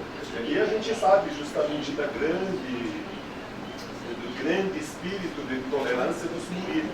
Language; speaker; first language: Portuguese; non-native, fluent; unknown